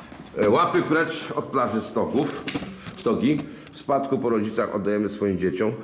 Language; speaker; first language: Polish; native; Polish